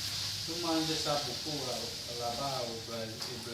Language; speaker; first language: French; non-native, learner; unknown